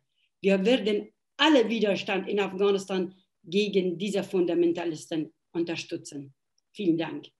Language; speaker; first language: German; non-native, fluent; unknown